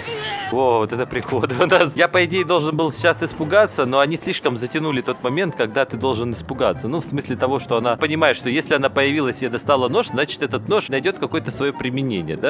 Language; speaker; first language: Russian; native; Russian